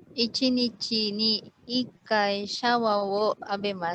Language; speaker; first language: Japanese; non-native, learner; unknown